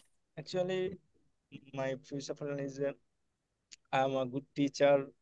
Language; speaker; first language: English; non-native, learner; Bangla